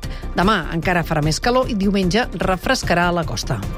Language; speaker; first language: Catalan; native; Catalan